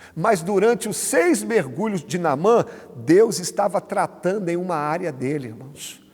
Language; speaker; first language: Portuguese; native; Portuguese